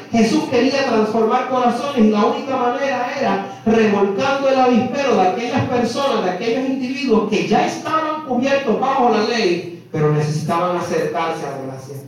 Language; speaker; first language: Spanish; native; Spanish